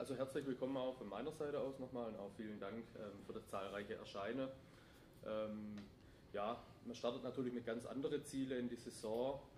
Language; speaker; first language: German; native; German